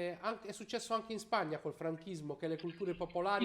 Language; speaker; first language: Italian; native; Italian